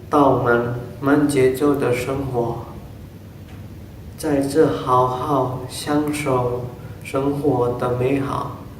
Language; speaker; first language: Chinese; non-native, learner; Indonesian